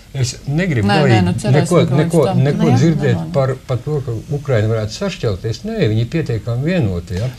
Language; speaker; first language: Latvian; native; Latvian